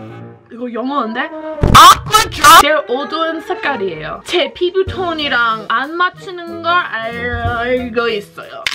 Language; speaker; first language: Korean; non-native, learner; English